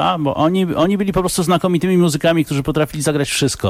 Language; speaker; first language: Polish; native; Polish